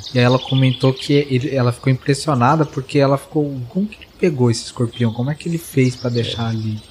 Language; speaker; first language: Portuguese; native; Portuguese